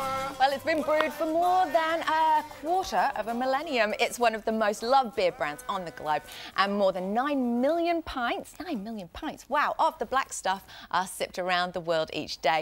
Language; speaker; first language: English; native; English